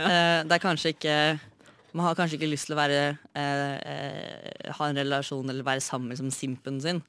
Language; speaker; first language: Norwegian; native; Norwegian